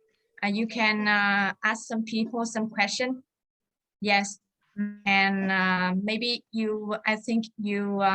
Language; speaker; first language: English; non-native, learner; Vietnamese